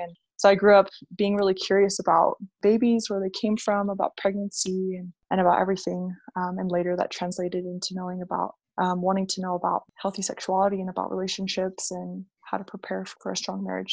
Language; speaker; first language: English; native; English